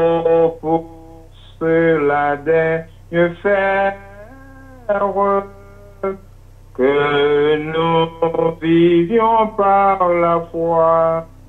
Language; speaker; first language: French; non-native, local second language; Haitian Creole